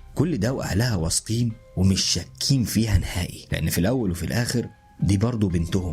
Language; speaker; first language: Arabic; native; Arabic